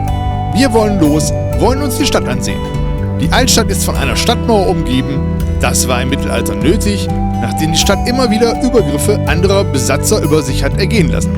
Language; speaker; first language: German; native; German